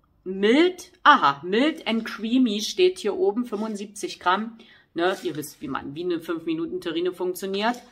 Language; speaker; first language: German; native; German